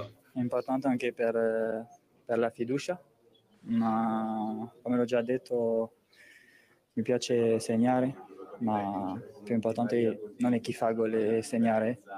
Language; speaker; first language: Italian; non-native, fluent; French